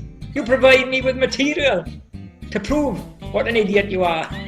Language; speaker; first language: English; native; English